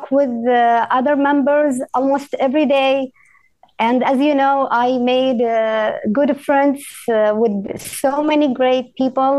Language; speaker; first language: English; non-native, fluent; Arabic